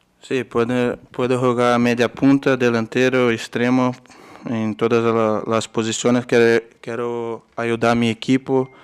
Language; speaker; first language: Spanish; non-native, learner; Portuguese